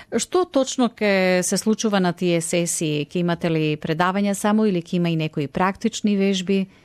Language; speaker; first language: Macedonian; native; Macedonian